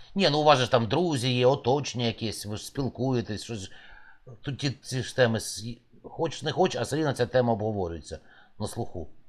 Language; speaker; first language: Ukrainian; native; Ukrainian